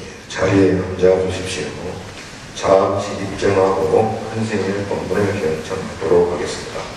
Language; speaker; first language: Korean; native; Korean